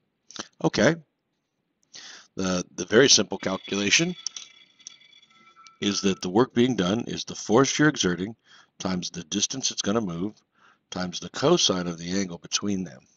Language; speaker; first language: English; native; English